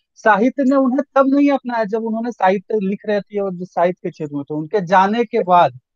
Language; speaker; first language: Hindi; native; Hindi